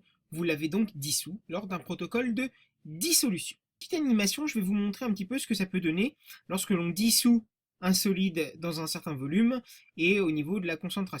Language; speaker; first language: French; native; French